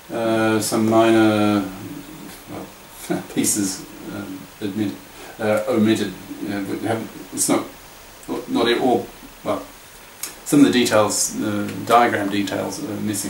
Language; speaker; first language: English; native; English